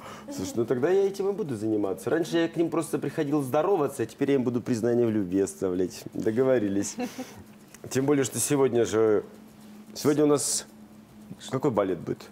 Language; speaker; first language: Russian; native; Russian